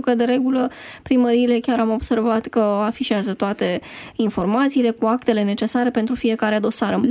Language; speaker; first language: Romanian; native; Romanian